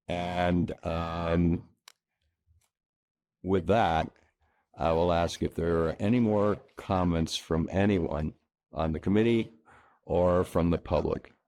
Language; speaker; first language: English; native; English